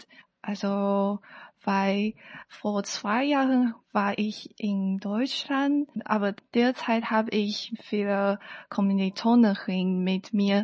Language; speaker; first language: German; non-native, learner; Chinese